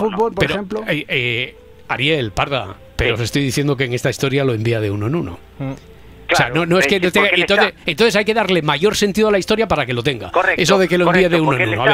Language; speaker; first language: Spanish; native; Spanish